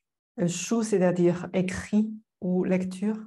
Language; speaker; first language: French; non-native, fluent; Chinese